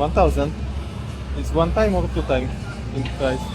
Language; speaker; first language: English; non-native, learner; Polish